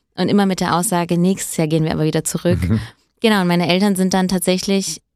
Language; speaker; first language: German; early bilingual, other home language; Italian